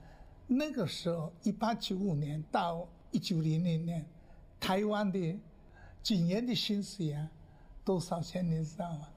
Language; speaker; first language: Chinese; non-native, local second language; Japanese